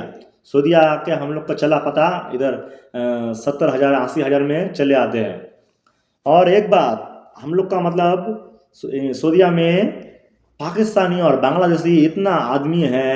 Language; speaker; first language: Hindi; non-native, local second language; Bangla